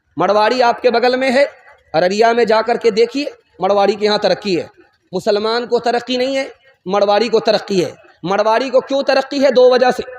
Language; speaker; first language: Urdu; non-native, local second language; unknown